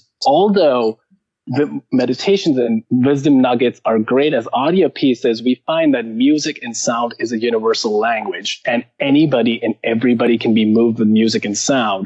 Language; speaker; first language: English; non-native, local second language; Hindi